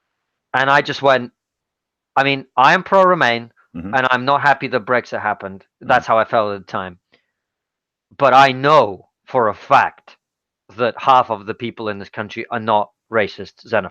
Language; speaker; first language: English; non-native, fluent; Russian